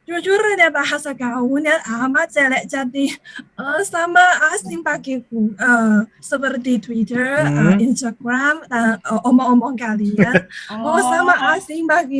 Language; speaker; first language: Indonesian; non-native, learner; Chinese